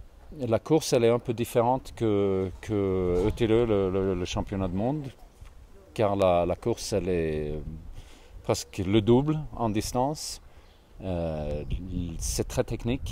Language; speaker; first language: French; non-native, fluent; Swedish